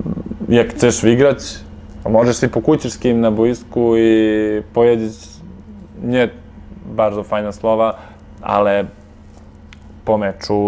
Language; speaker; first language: Polish; non-native, fluent; Serbian